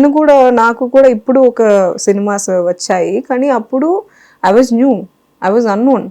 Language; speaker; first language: Telugu; non-native, fluent; Kannada